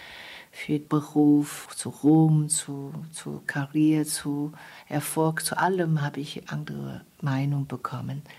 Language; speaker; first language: German; non-native, fluent; Chinese